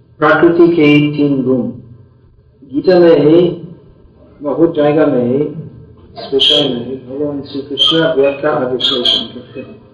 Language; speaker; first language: Hindi; non-native, fluent; English